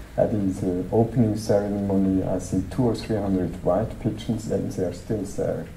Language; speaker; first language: English; non-native, fluent; German